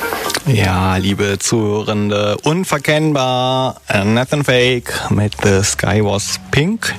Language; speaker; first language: German; native; German